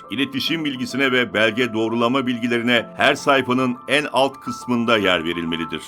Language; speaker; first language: Turkish; native; Turkish